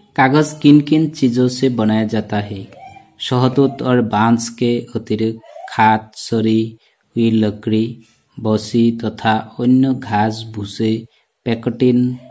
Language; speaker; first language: Hindi; non-native, local second language; Assamese